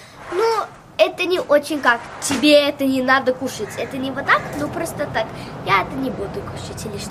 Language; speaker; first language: Russian; early bilingual, heritage; Russian